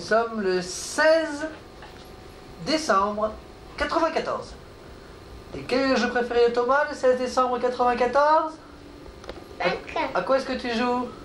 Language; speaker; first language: French; native; French